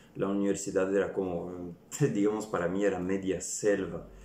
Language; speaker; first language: Spanish; non-native, fluent; French